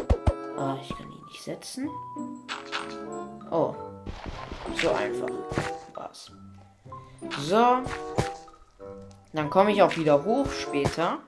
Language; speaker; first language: German; native; German